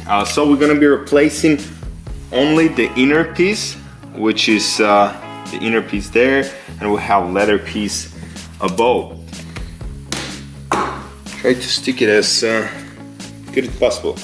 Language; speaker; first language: English; non-native, fluent; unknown